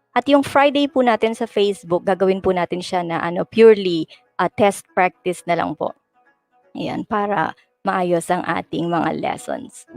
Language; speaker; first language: Filipino; native; Filipino